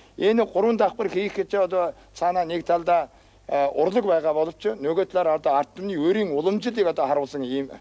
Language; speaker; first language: Mongolian; non-native, local second language; Kazakh